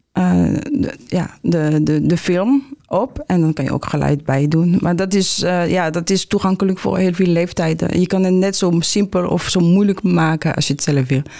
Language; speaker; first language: Dutch; non-native, fluent; French